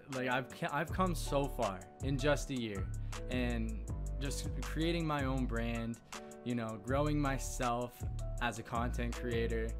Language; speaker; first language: English; native; English